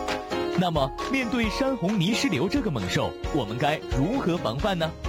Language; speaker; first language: Chinese; native; Chinese